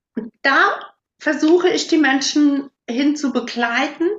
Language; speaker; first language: German; native; German